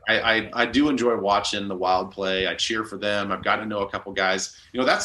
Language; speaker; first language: English; native; English